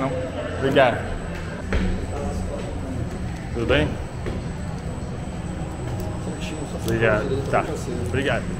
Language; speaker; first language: Portuguese; non-native, fluent; English